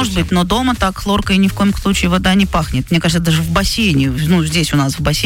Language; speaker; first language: Russian; native; Russian